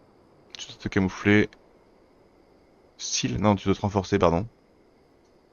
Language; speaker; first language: French; native; French